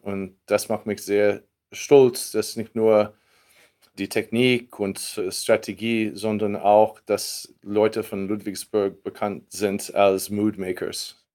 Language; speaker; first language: German; non-native, fluent; English